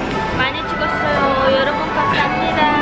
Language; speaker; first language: Korean; non-native, fluent; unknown